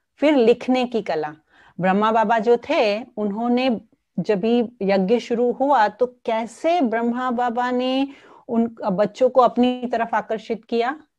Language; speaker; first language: Hindi; non-native, local second language; Gujarati